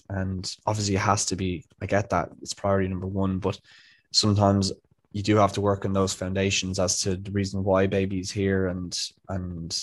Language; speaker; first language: English; native; English